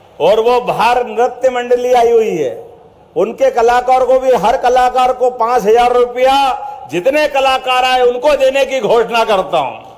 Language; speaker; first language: Hindi; native; Hindi